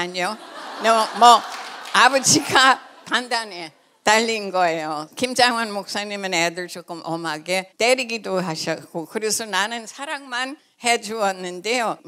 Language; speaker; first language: Korean; non-native, fluent; English